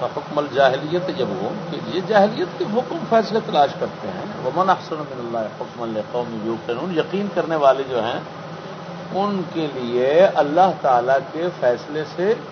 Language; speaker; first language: Urdu; non-native, local second language; Saraiki